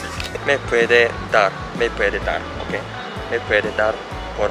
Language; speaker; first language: Korean; non-native, learner; Japanese